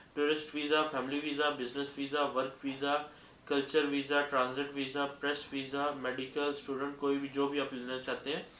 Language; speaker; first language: Urdu; non-native, local second language; Punjabi